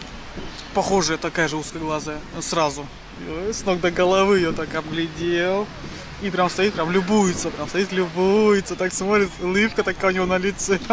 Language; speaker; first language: Russian; native; Russian